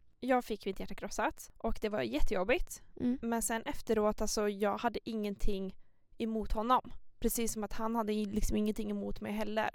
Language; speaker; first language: Swedish; early bilingual, other home language; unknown